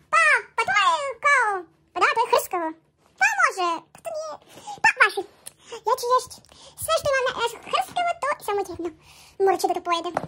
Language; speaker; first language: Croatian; non-native, fluent; Russian